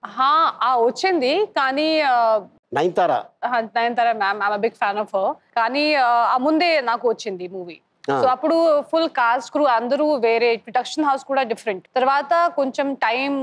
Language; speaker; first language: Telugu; non-native, local second language; Hindi